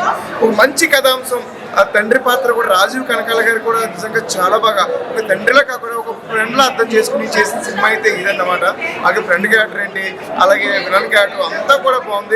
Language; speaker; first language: Telugu; native; Telugu